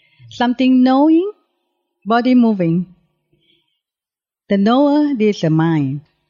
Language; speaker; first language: English; non-native, learner; Thai